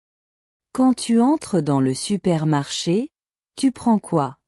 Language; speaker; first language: French; non-native, local second language; Arabic